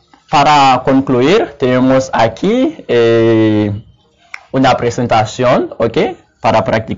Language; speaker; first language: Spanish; non-native, learner; Haitian Creole